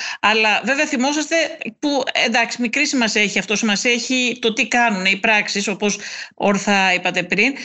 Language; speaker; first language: Greek; native; Greek